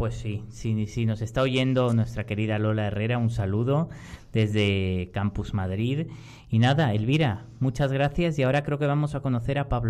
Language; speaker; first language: Spanish; native; Spanish